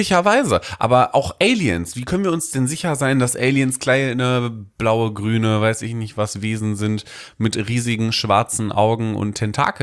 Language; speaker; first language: German; native; German